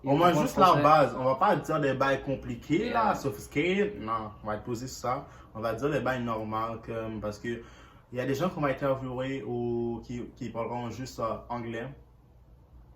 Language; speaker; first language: French; early bilingual, other home language; Haitian Creole